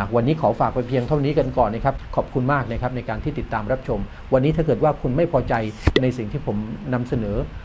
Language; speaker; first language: Thai; non-native, local second language; Malay